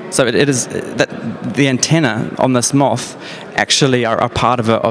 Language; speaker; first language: English; native; English